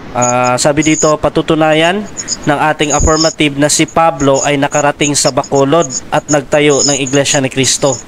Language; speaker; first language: Filipino; non-native, local second language; Hiligaynon